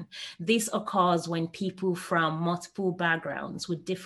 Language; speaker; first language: English; non-native, local second language; Igbo